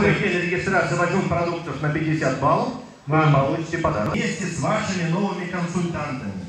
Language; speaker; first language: Russian; non-native, learner; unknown